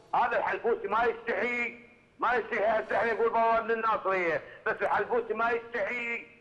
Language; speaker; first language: Arabic; native; Arabic